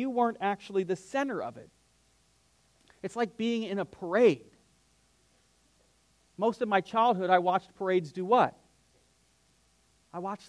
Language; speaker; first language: English; native; English